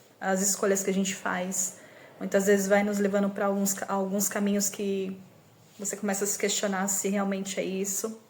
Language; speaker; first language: Portuguese; native; Portuguese